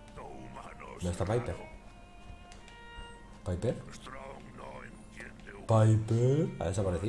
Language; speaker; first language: Spanish; native; Spanish